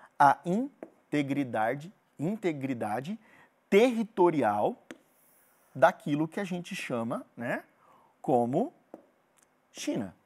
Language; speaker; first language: Portuguese; native; Portuguese